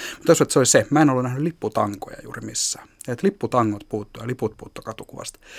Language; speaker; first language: Finnish; native; Finnish